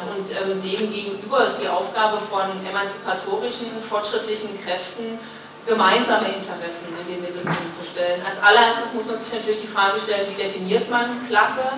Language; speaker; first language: German; native; German